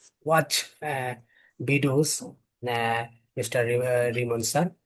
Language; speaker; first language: English; non-native, learner; Bangla